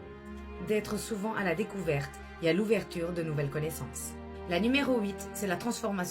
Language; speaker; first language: French; native; French